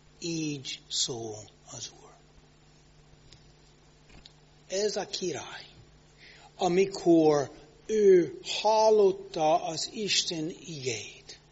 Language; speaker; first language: Hungarian; non-native, fluent; English